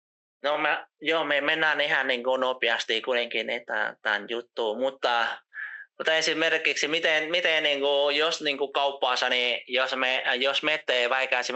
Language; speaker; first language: Finnish; non-native, fluent; Vietnamese